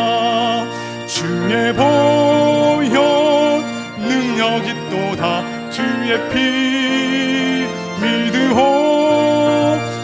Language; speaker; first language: Korean; native; Korean